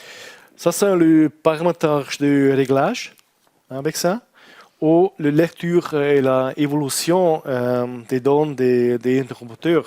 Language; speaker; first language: French; non-native, learner; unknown